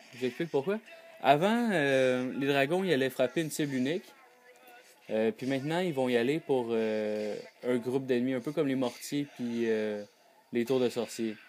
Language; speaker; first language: French; native; French